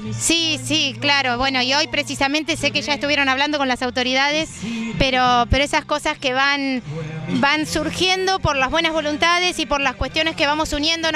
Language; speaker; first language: Spanish; native; Spanish